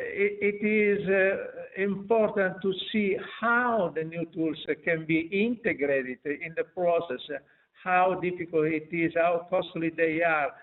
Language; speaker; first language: English; non-native, fluent; Italian